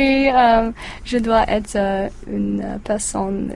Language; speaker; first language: French; non-native, learner; English